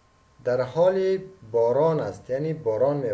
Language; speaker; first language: Persian; native; Persian